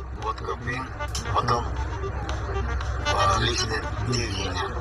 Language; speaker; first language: Russian; non-native, learner; Uzbek